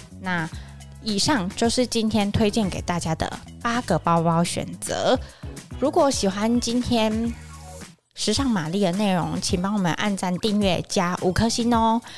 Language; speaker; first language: Chinese; native; Chinese